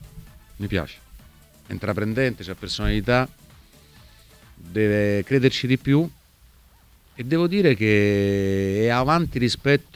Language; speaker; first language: Italian; native; Italian